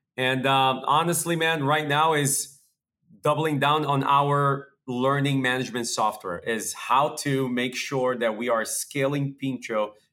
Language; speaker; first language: English; early bilingual, other home language; Portuguese